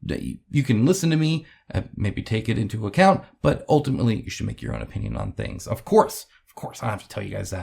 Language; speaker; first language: English; native; English